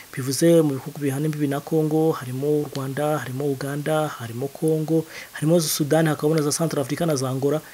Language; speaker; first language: Kinyarwanda; native; Kinyarwanda